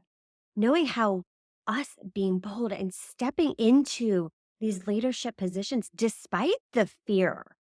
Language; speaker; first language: English; native; English